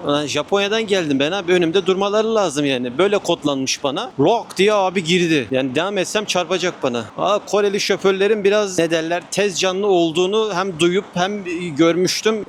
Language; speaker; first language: Turkish; native; Turkish